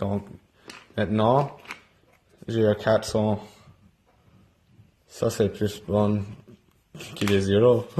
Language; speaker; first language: French; non-native, local second language; English